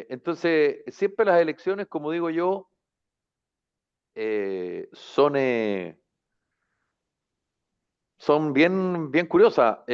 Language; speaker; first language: Spanish; native; Spanish